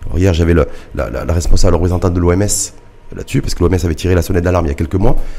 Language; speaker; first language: French; non-native, local second language; Arabic